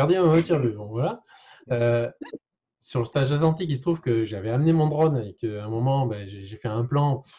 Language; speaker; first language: French; native; French